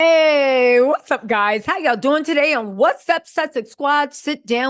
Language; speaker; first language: English; native; English